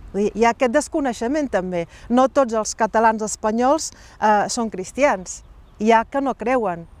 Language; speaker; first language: Catalan; early bilingual, other home language; Riffian